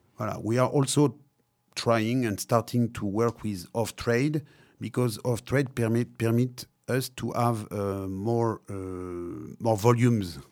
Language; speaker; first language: English; non-native, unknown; French